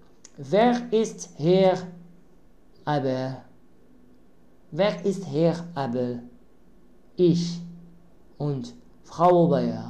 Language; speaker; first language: German; non-native, learner; Arabic